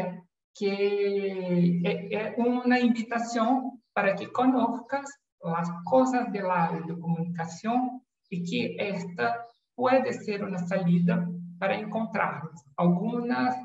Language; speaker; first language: Spanish; non-native, learner; Portuguese